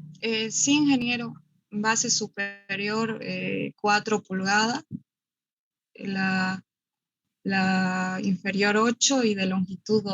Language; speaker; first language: Spanish; native; Spanish